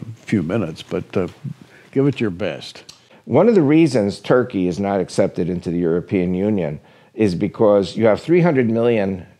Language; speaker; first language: English; native; English